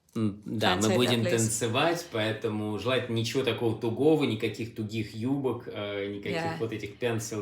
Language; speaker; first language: Russian; native; Russian